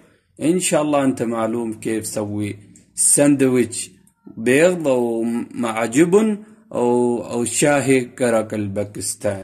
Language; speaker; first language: Arabic; non-native, learner; Urdu